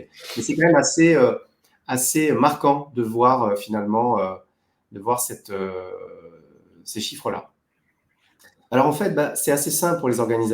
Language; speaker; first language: French; native; French